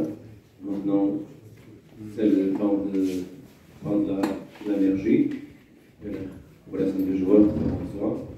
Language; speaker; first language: French; non-native, fluent; Portuguese